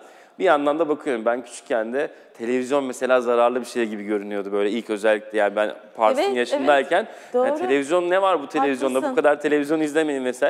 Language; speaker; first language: Turkish; native; Turkish